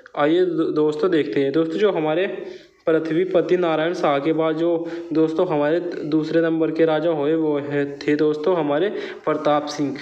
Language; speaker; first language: Hindi; native; Hindi